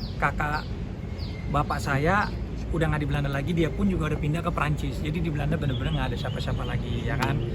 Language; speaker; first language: Indonesian; non-native, fluent; Dutch